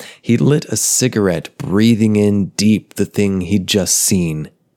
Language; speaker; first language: English; native; English